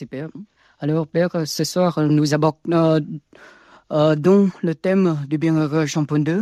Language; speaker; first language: French; non-native, fluent; Vietnamese